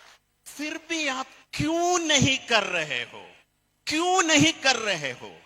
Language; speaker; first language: Hindi; non-native, fluent; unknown